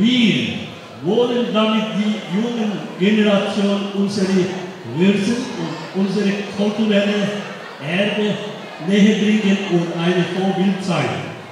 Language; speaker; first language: German; non-native, fluent; Tibetan